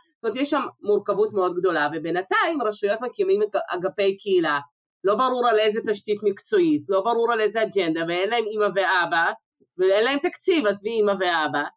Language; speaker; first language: Hebrew; early bilingual, other home language; Russian